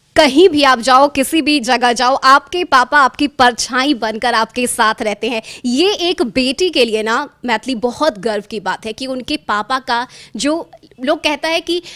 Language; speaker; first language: Hindi; native; Hindi